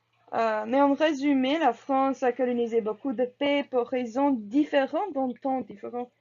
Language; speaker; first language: French; non-native, learner; English